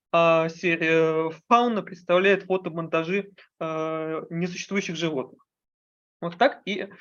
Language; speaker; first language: Russian; native; Russian